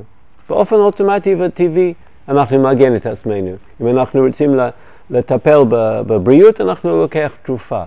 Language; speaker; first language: Hebrew; non-native, fluent; English